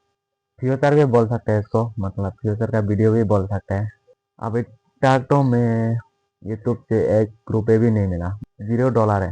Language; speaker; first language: Hindi; non-native, local second language; Kok Borok